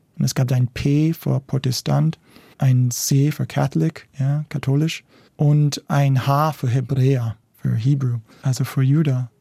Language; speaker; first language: German; non-native, fluent; English